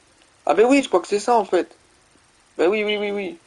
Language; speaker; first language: French; native; French